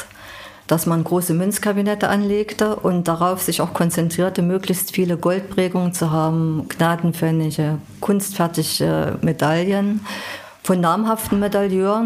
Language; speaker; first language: German; native; German